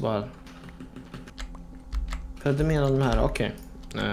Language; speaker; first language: Swedish; non-native, fluent; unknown